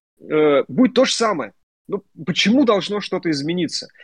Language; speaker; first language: Russian; native; Russian